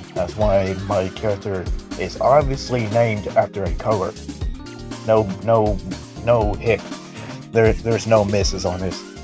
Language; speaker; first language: English; native; English